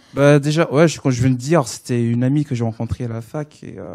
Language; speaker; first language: French; non-native, learner; English